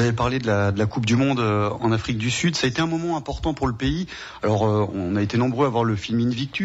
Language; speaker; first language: French; native; French